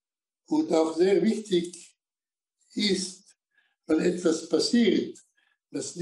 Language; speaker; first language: German; non-native, fluent; Slovak